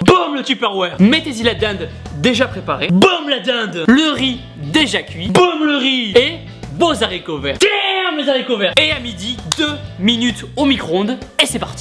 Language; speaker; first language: French; native; French